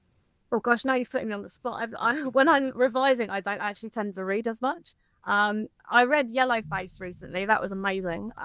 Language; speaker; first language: English; native; English